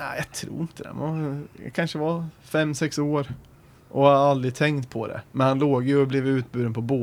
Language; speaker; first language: Swedish; native; Swedish